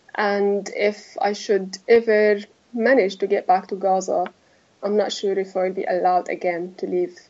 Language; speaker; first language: English; non-native, fluent; Arabic